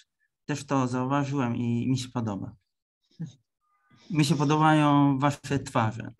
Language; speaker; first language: Polish; early bilingual, heritage; Italian